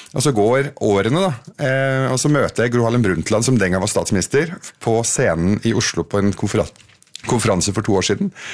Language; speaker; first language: Norwegian; early bilingual, other home language; Arabic